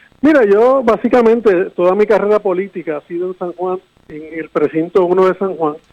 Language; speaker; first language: Spanish; native; Spanish